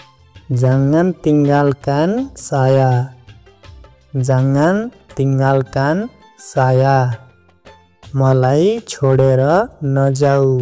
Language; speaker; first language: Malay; non-native, learner; Nepali